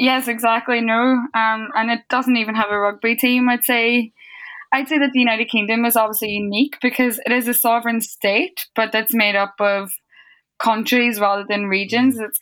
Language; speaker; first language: English; native; English